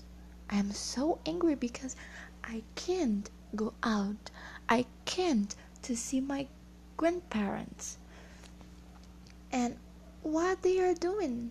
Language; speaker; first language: English; non-native, learner; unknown